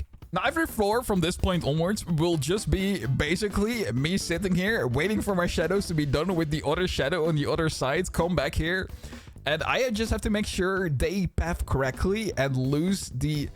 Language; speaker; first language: English; non-native, fluent; Dutch